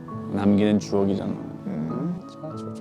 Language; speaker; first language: Korean; non-native, fluent; English